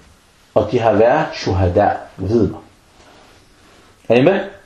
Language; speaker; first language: Danish; non-native, fluent; Arabic